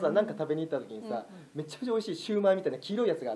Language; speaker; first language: Japanese; native; Japanese